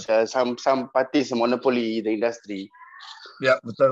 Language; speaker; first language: English; non-native, local second language; Malay